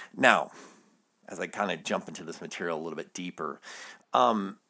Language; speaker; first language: English; native; English